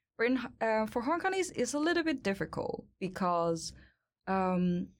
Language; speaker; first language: English; non-native, local second language; Cantonese